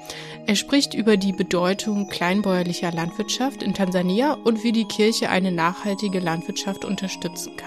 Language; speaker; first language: German; native; German